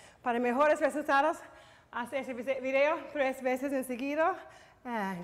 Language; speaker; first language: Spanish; non-native, learner; English